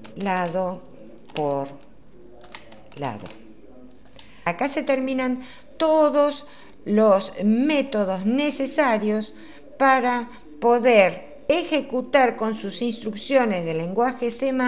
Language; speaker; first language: Spanish; native; Spanish